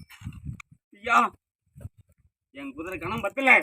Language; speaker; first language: Tamil; native; Tamil